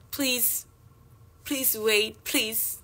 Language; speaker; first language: English; non-native, learner; Korean